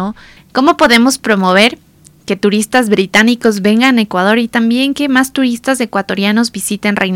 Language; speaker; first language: Spanish; native; Spanish